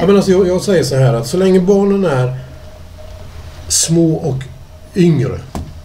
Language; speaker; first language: Swedish; native; Swedish